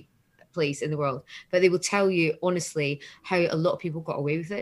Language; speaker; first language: English; native; English